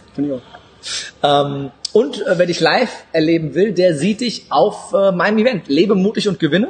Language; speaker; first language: German; native; German